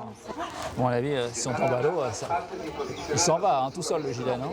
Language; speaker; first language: French; native; French